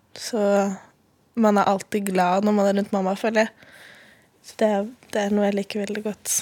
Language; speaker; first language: Norwegian; native; Norwegian